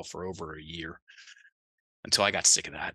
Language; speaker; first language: English; native; English